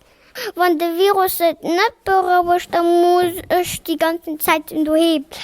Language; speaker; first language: German; non-native, local second language; Luxembourgish